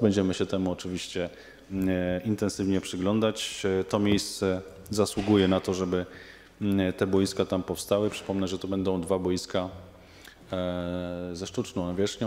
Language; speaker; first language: Polish; native; Polish